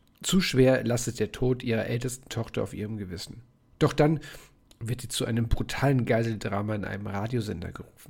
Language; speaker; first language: German; native; German